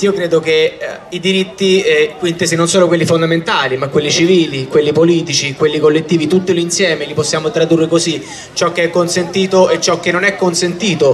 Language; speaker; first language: Italian; native; Italian